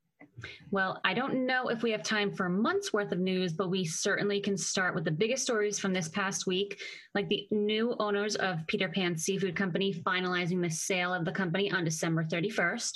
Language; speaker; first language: English; native; English